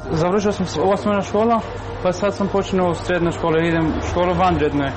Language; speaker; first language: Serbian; non-native, learner; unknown